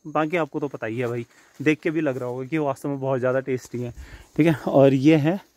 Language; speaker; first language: Hindi; native; Hindi